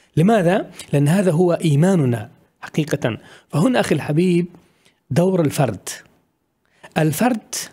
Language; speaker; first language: Arabic; non-native, fluent; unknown